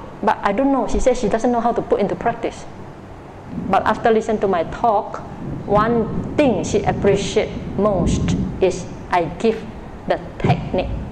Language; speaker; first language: English; non-native, local second language; Chinese